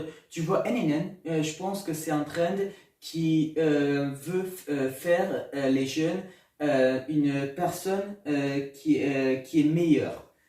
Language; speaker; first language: French; non-native, learner; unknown